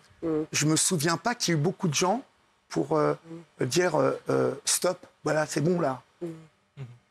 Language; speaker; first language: French; native; French